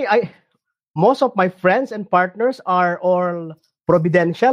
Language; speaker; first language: English; non-native, local second language; Iloko